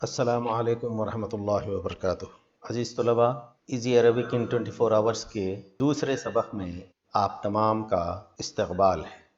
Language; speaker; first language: Urdu; native; Urdu